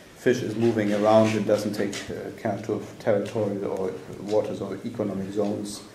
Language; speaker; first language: English; non-native, fluent; German